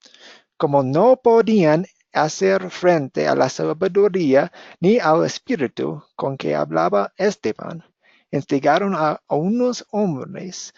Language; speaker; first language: Spanish; non-native, fluent; English